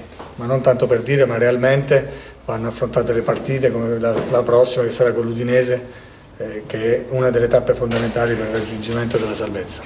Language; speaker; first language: Italian; native; Italian